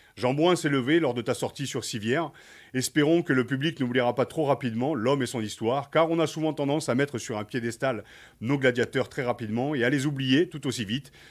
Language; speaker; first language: French; native; French